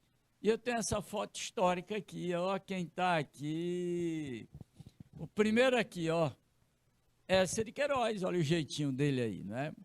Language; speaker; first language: Portuguese; native; Portuguese